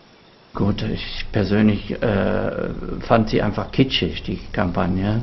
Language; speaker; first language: German; native; German